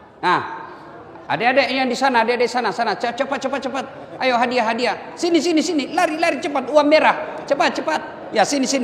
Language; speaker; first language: Indonesian; native; Indonesian